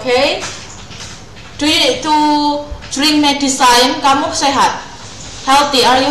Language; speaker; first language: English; non-native, learner; Indonesian